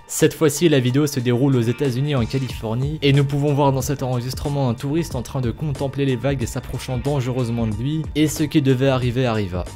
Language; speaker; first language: French; native; French